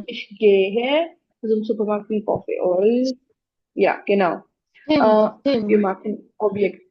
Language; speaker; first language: German; non-native, learner; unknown